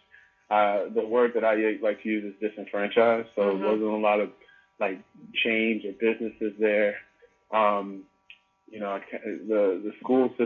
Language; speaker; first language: English; native; English